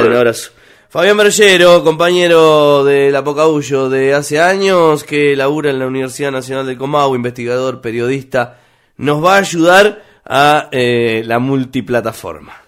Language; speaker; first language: Spanish; native; Spanish